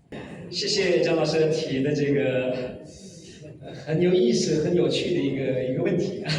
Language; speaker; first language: Chinese; non-native, fluent; Madurese